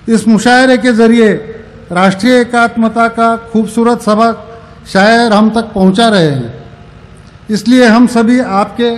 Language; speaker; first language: Hindi; non-native, local second language; Marathi